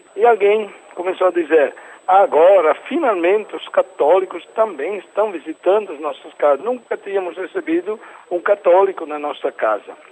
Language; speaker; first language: Portuguese; non-native, fluent; Italian